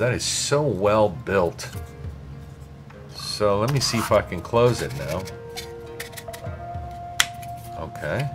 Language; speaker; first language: English; native; English